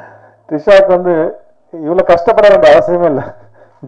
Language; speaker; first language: Tamil; native; Tamil